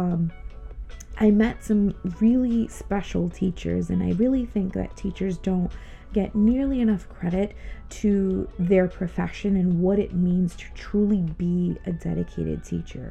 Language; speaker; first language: English; native; English